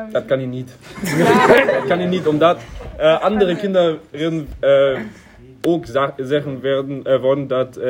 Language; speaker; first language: Dutch; non-native, learner; German